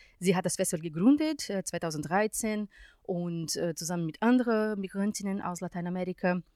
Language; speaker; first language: German; non-native, fluent; Portuguese